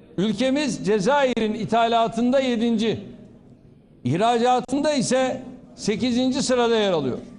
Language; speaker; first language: Turkish; native; Turkish